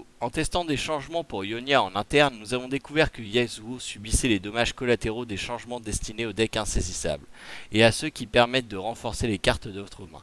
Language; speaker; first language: French; native; French